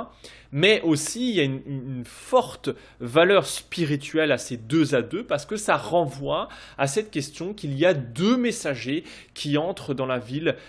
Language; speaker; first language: French; native; French